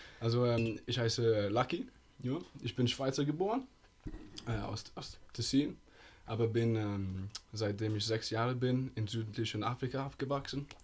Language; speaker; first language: German; non-native, learner; Italian